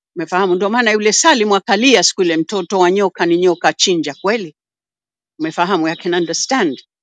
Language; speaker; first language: Swahili; native; Swahili